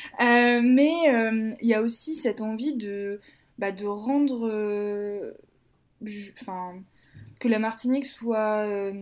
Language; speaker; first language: French; native; French